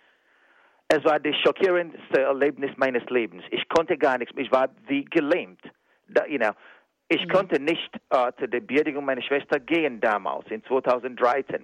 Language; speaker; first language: German; non-native, fluent; Igbo